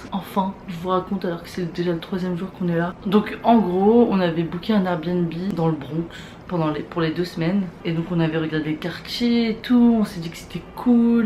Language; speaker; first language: French; native; French